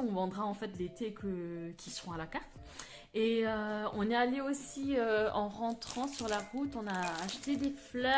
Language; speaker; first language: French; native; French